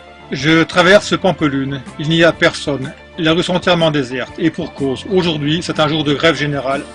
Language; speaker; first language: French; native; French